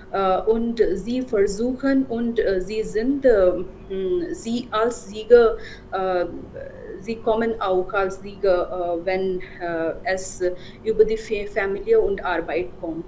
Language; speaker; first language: German; non-native, learner; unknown